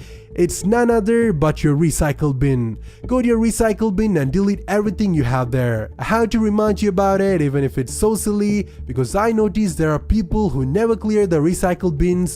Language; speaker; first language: English; non-native, fluent; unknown